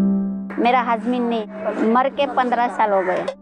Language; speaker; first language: Hindi; non-native, local second language; Marathi